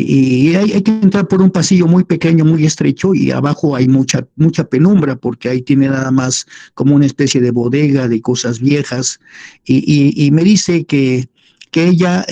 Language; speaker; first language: Spanish; native; Spanish